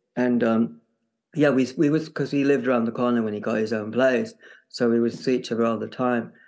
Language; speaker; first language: English; native; English